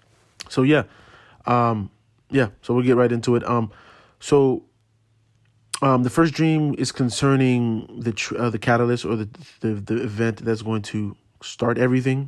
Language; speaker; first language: English; native; English